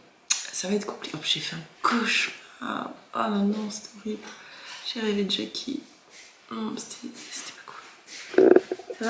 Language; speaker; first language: French; native; French